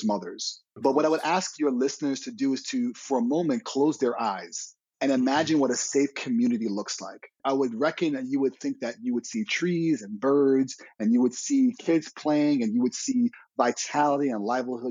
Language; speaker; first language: English; native; English